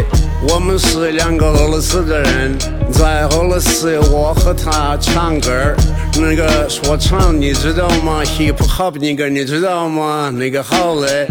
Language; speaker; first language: Chinese; non-native, learner; Russian